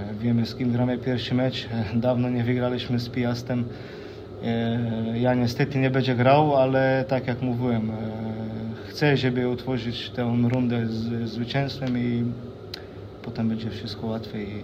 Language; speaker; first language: Polish; non-native, fluent; Slovenian